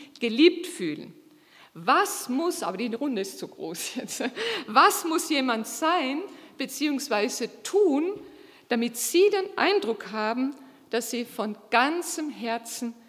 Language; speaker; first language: German; native; German